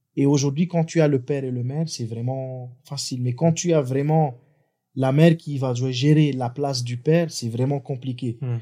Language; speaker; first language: French; non-native, local second language; Arabic